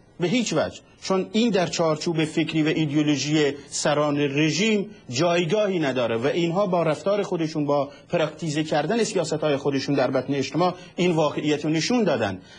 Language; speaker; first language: Persian; non-native, local second language; Central Kurdish